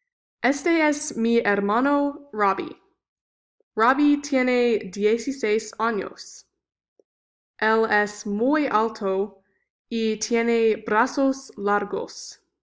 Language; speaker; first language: Spanish; non-native, learner; English